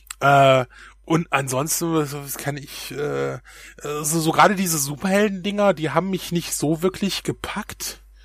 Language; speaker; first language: German; native; German